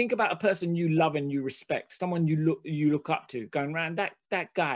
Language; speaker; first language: English; non-native, local second language; Hindi